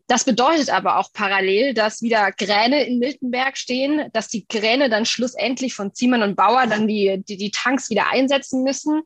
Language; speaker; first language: German; native; German